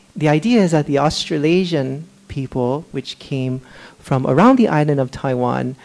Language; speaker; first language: English; native; English